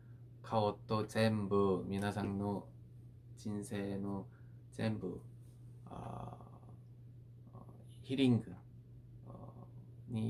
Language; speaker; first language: Japanese; non-native, learner; Korean